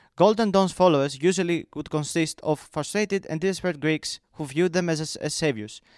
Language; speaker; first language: English; non-native, fluent; Greek